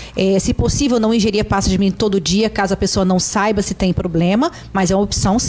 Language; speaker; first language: Portuguese; native; Portuguese